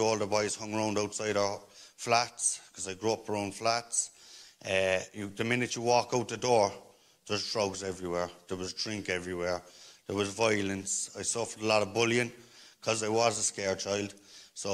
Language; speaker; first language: English; native; English